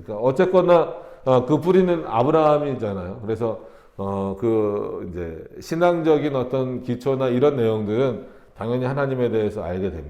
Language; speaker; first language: Korean; native; Korean